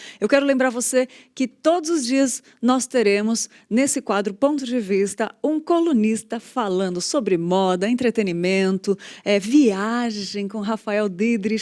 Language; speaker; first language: Portuguese; native; Portuguese